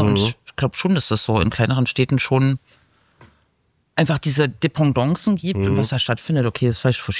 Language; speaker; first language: German; native; German